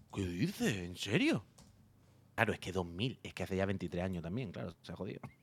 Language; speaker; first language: Spanish; native; Spanish